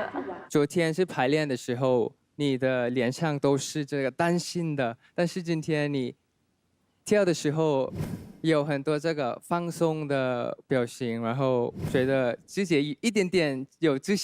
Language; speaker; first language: Chinese; non-native, fluent; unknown